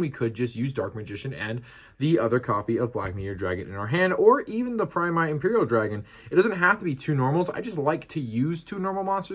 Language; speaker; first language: English; native; English